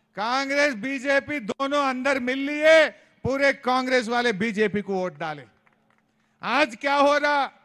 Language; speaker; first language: Hindi; non-native, local second language; Telugu